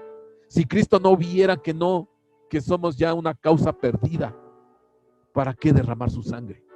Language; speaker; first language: Spanish; native; Spanish